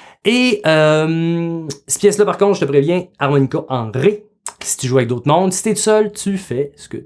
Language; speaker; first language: French; native; French